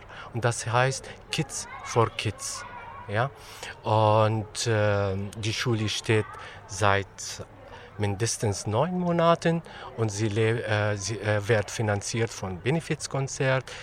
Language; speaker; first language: German; non-native, fluent; Arabic